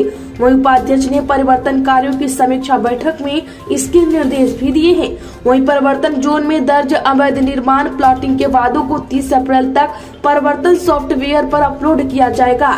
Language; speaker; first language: Hindi; native; Hindi